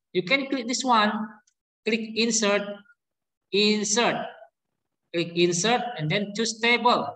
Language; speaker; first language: English; non-native, learner; Indonesian